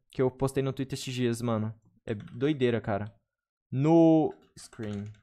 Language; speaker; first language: Portuguese; native; Portuguese